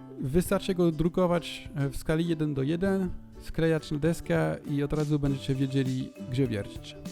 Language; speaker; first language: Polish; non-native, learner; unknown